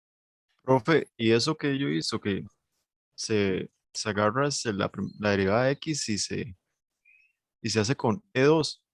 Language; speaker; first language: Spanish; native; Spanish